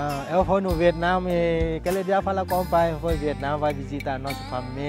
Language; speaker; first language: Portuguese; non-native, learner; Vietnamese